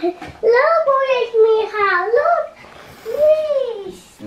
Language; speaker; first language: Polish; early bilingual, heritage; Polish